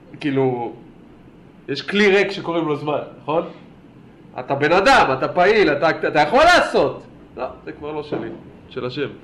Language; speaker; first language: Hebrew; native; Hebrew